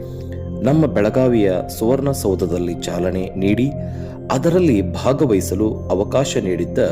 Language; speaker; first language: Kannada; native; Kannada